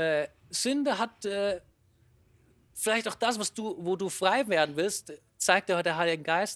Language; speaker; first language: German; native; German